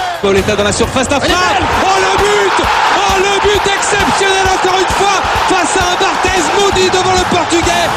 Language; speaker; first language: French; native; French